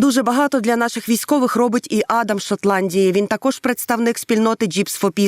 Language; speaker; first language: Ukrainian; native; Ukrainian